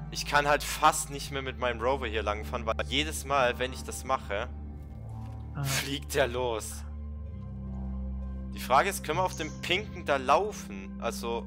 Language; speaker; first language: German; native; German